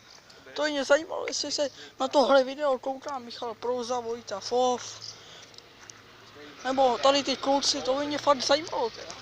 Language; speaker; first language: Czech; native; Czech